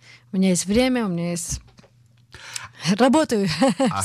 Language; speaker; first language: Russian; early bilingual, heritage; Hebrew